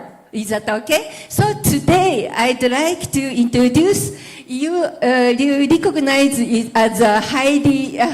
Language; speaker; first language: English; non-native, learner; Japanese